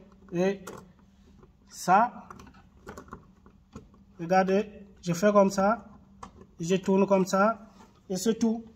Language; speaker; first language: French; non-native, local second language; Arabic